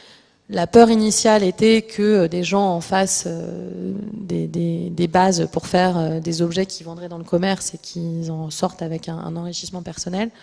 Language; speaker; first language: French; native; French